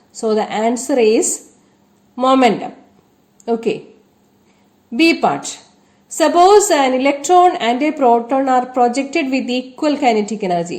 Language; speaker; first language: English; non-native, local second language; Malayalam